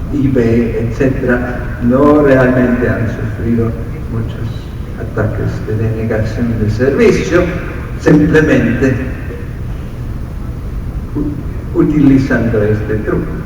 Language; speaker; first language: Spanish; non-native, fluent; English